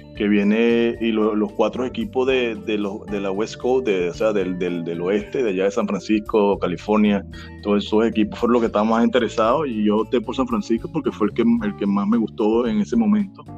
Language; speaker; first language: Spanish; native; Spanish